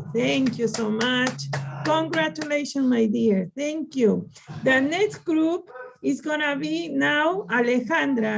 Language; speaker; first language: English; non-native, learner; Spanish